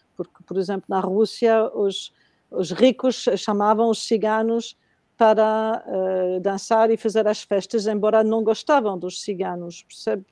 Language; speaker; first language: Portuguese; non-native, fluent; Spanish